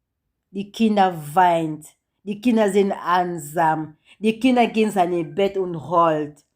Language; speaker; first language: German; non-native, learner; Lingala